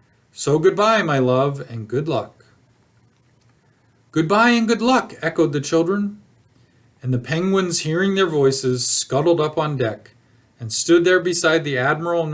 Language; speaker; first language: English; native; English